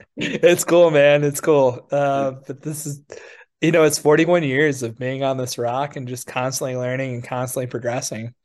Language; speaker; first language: English; native; English